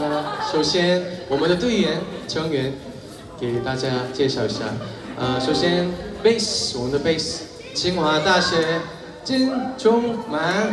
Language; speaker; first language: Chinese; non-native, fluent; Korean